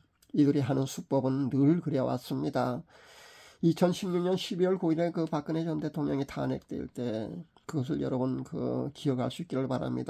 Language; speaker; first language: Korean; native; Korean